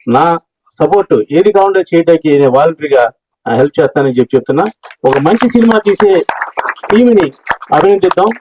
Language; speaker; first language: Telugu; native; Telugu